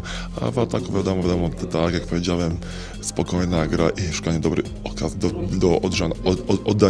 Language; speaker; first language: Polish; native; Polish